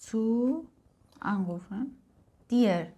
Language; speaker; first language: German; non-native, learner; Persian